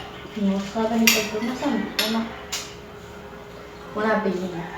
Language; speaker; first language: Spanish; native; Spanish